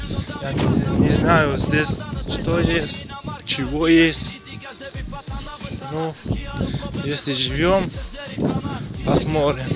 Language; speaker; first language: Russian; non-native, learner; Tajik